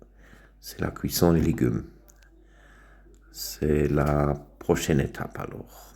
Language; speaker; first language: French; non-native, local second language; German